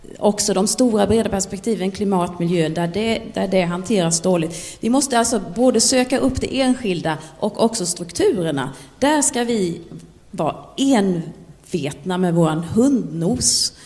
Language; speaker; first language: Swedish; native; Swedish